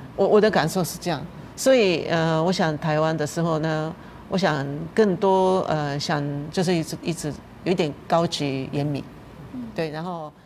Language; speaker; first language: Chinese; non-native, fluent; Japanese